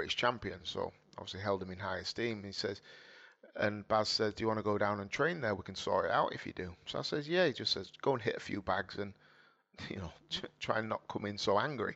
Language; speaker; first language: English; native; English